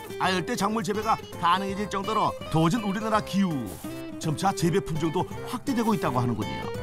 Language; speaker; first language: Korean; native; Korean